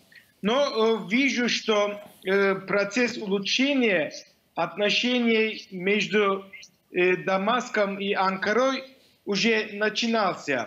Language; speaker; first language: Russian; non-native, fluent; Turkish